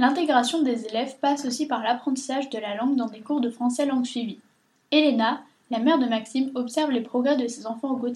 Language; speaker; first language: French; native; French